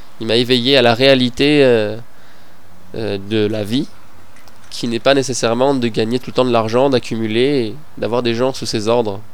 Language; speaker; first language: French; non-native, fluent; Persian